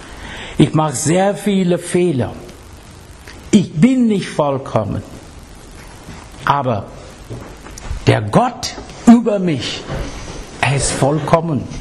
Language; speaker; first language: German; non-native, fluent; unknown